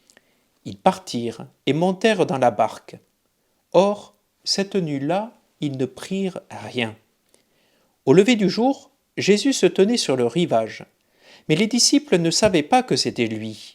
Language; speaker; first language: French; native; French